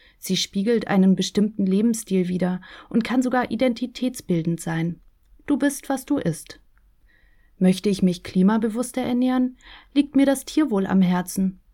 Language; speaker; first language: German; native; German